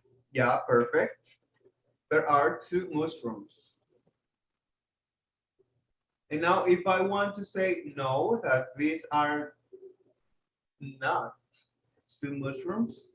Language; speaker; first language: English; non-native, fluent; Spanish